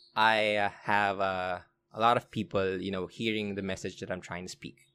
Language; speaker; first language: English; non-native, local second language; Filipino